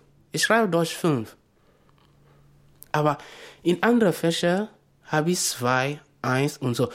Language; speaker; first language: German; non-native, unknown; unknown